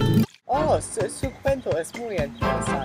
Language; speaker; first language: Spanish; non-native, learner; English